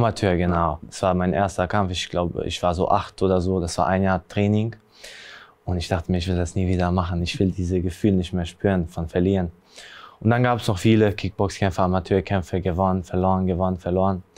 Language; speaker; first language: German; early bilingual, other home language; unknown